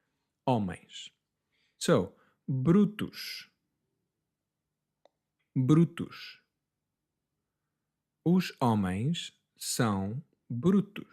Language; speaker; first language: Portuguese; non-native, fluent; English